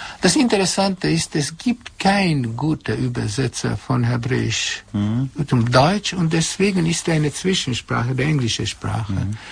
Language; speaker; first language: German; non-native, fluent; Hungarian